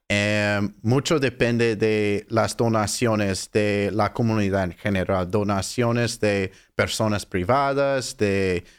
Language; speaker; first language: Spanish; non-native, fluent; English